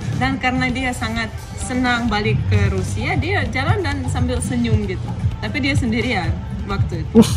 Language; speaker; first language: Indonesian; non-native, fluent; Russian